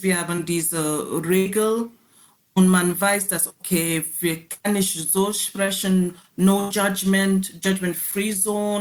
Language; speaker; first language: German; non-native, learner; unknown